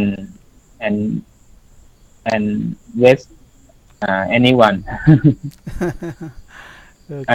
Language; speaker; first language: English; non-native, learner; Thai